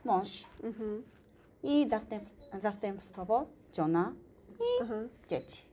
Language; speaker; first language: Polish; non-native, learner; Japanese